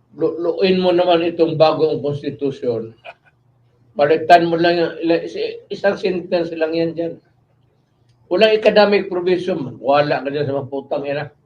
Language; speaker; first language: Filipino; non-native, local second language; Cebuano